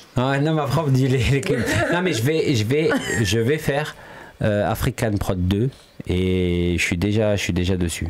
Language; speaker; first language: French; early bilingual, other home language; Arabic